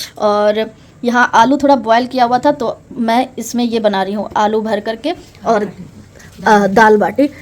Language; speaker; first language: Hindi; non-native, local second language; Bangla